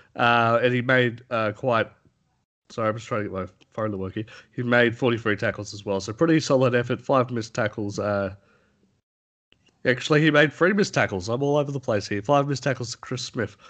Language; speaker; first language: English; native; English